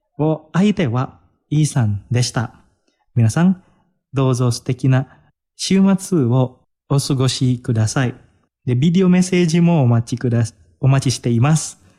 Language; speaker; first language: Japanese; non-native, fluent; Indonesian